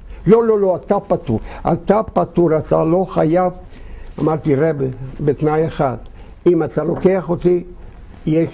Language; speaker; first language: Hebrew; non-native, fluent; Yiddish